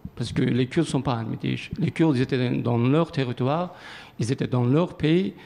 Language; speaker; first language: French; non-native, learner; Kurdish